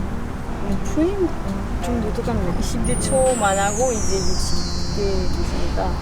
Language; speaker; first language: Korean; non-native, learner; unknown